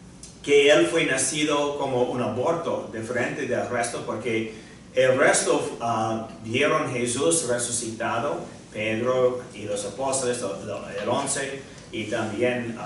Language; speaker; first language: Spanish; non-native, fluent; English